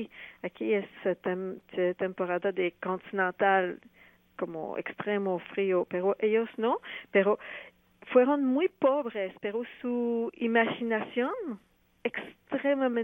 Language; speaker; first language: Spanish; non-native, fluent; French